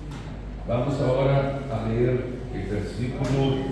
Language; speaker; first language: Spanish; non-native, fluent; Portuguese